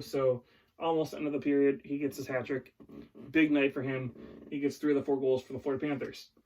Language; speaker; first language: English; native; English